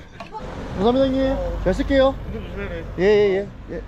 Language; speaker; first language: Korean; native; Korean